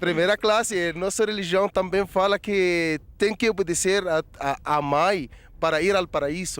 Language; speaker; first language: Portuguese; non-native, fluent; Arabic